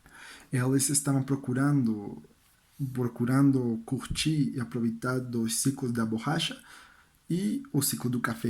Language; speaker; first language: Portuguese; non-native, learner; Spanish